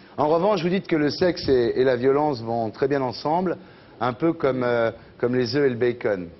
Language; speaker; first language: French; native; French